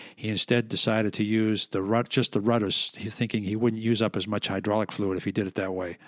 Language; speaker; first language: English; native; English